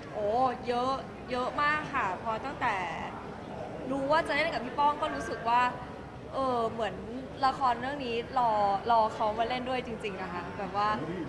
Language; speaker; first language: Thai; native; Thai